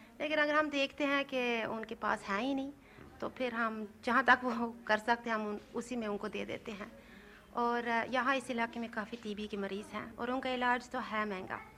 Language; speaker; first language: Urdu; non-native, fluent; Norwegian